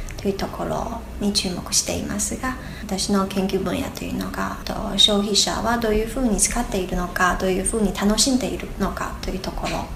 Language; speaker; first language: Japanese; non-native, fluent; Chinese